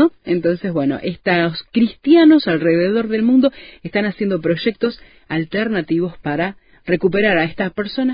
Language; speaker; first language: Spanish; native; Spanish